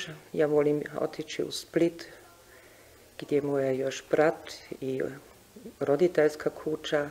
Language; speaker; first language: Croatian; non-native, fluent; German